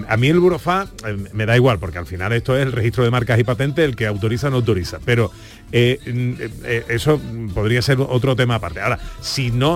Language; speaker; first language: Spanish; native; Spanish